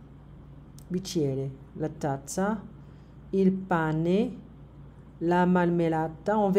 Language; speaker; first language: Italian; non-native, learner; French